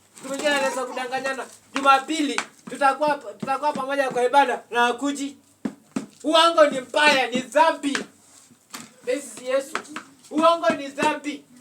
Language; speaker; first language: Swahili; non-native, local second language; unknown